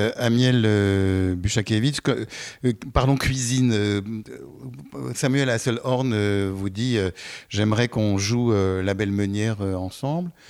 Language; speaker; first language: French; native; French